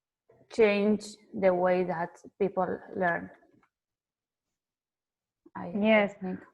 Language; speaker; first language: English; non-native, fluent; Spanish